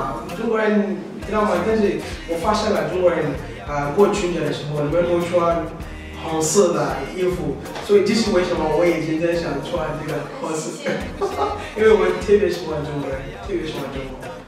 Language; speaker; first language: Chinese; non-native, fluent; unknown